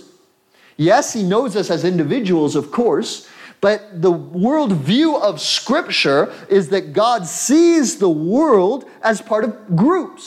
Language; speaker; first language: English; native; English